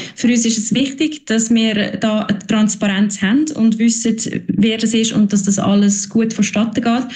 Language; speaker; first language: German; native; German